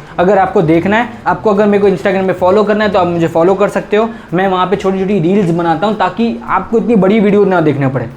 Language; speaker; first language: Hindi; native; Hindi